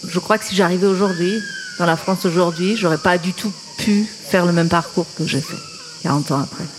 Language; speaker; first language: French; non-native, fluent; Persian